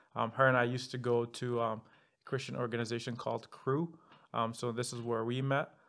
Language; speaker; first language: English; non-native, fluent; Arabic